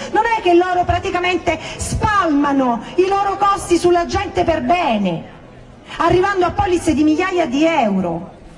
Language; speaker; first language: Italian; native; Italian